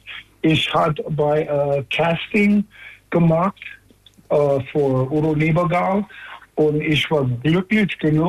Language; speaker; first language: German; non-native, learner; English